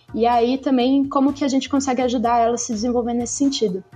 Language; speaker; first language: Portuguese; native; Portuguese